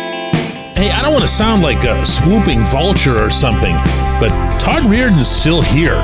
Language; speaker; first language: English; native; English